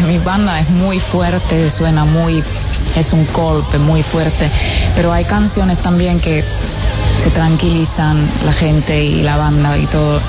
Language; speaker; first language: Spanish; non-native, fluent; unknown